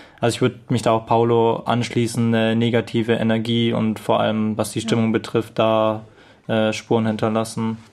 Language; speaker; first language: German; native; German